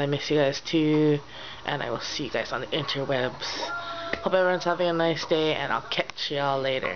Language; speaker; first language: English; native; English